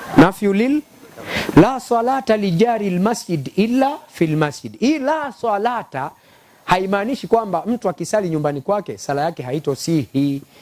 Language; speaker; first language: Swahili; native; Swahili